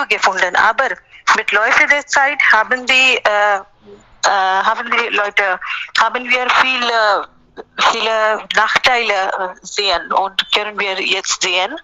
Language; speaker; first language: German; non-native, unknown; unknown